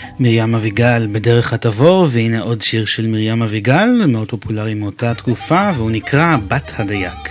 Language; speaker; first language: Hebrew; native; Hebrew